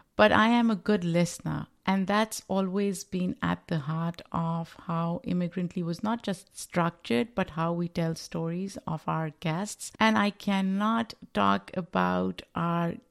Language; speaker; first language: English; non-native, local second language; Urdu